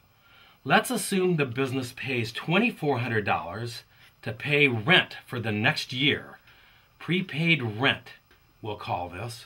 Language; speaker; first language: English; native; English